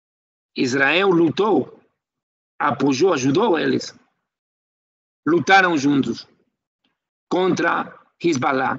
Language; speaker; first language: Portuguese; non-native, fluent; Spanish